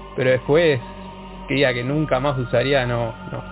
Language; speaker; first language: Spanish; native; Spanish